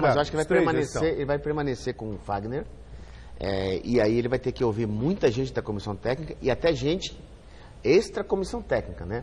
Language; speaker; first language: Portuguese; native; Portuguese